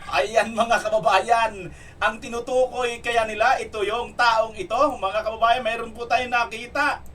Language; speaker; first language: Filipino; non-native, local second language; Cebuano